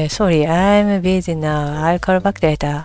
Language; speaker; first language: English; non-native, learner; Japanese